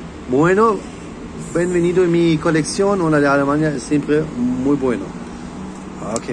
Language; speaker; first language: Spanish; non-native, learner; German